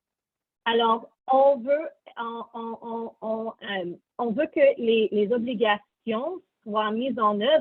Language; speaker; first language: French; non-native, learner; English